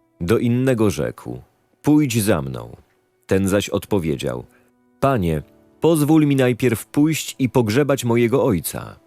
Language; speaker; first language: Polish; native; Polish